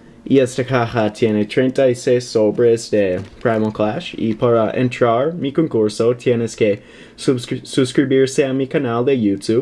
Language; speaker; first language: Spanish; non-native, learner; English